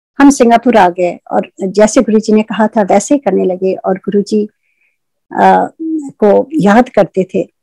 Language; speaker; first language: Hindi; native; Hindi